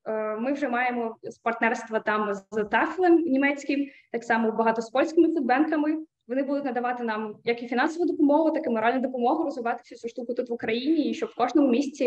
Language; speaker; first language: Ukrainian; native; Ukrainian